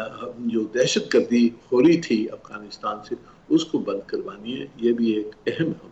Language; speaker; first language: Urdu; native; Urdu